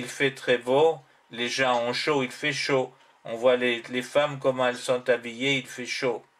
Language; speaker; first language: French; native; French